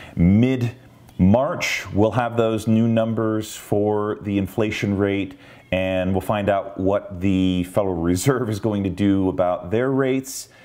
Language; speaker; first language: English; native; English